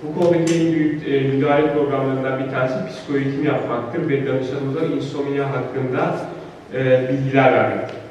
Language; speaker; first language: Turkish; native; Turkish